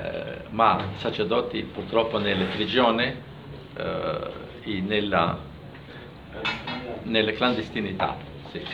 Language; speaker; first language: Italian; non-native, fluent; German